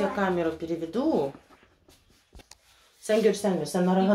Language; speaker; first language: Russian; native; Russian